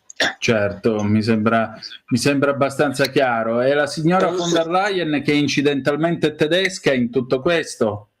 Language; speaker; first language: Italian; native; Italian